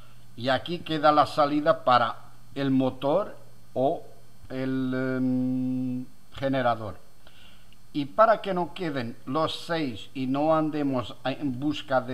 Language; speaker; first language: Spanish; non-native, fluent; Portuguese